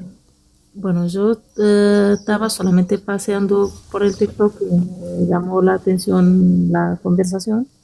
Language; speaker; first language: Spanish; non-native, fluent; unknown